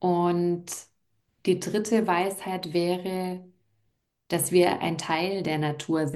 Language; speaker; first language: German; native; German